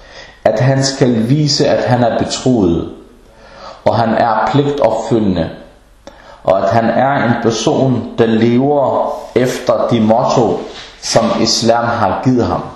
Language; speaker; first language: Danish; early bilingual, other home language; Arabic